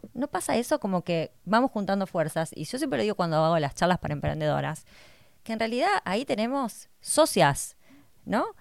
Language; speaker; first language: Spanish; native; Spanish